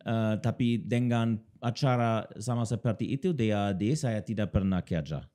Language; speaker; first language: Indonesian; non-native, learner; German